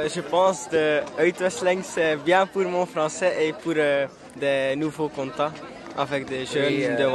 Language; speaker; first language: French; non-native, learner; Dutch